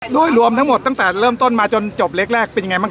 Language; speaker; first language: Thai; native; Thai